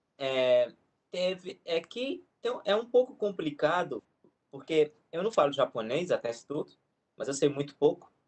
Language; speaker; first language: Portuguese; non-native, local second language; Kabuverdianu